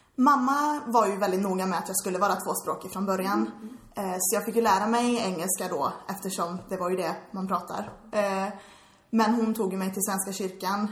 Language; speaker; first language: Swedish; early bilingual, heritage; English